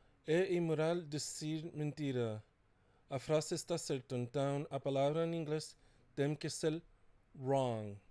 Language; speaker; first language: Portuguese; non-native, fluent; English